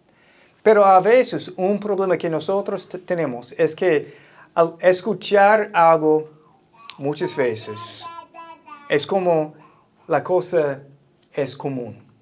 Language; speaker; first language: Spanish; non-native, fluent; English